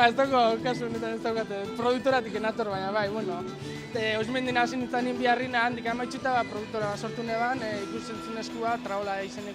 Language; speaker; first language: Basque; native; Basque